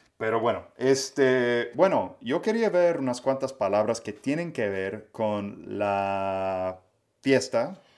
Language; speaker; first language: Spanish; non-native, fluent; English